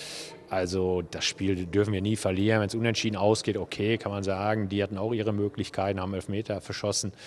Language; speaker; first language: German; native; German